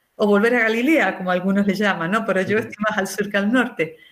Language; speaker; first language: Spanish; native; Spanish